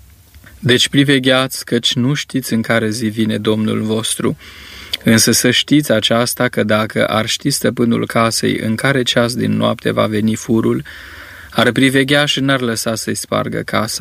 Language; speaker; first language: Romanian; native; Romanian